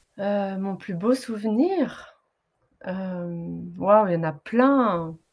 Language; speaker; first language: French; early bilingual, other home language; Arabic